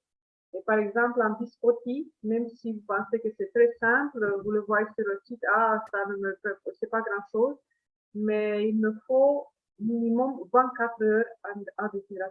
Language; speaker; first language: French; non-native, fluent; Italian